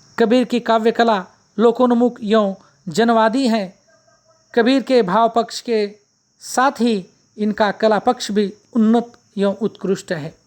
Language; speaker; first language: Hindi; non-native, local second language; Marathi